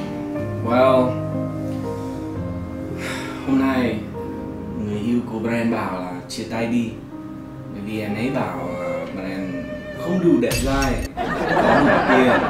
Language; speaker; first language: Vietnamese; non-native, fluent; English